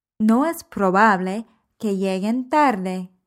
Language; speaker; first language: Spanish; non-native, fluent; English